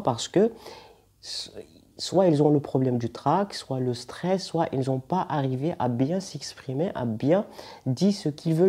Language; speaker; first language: French; non-native, local second language; Arabic